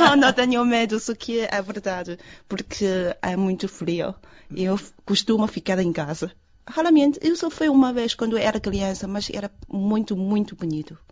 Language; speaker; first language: Portuguese; non-native, fluent; Chinese